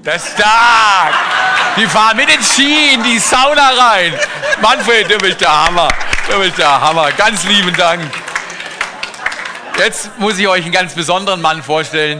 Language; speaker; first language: German; native; German